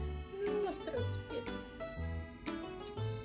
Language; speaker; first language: Russian; native; Russian